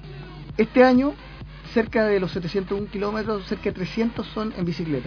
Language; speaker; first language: Spanish; native; Spanish